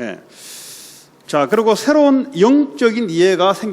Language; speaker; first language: Korean; native; Korean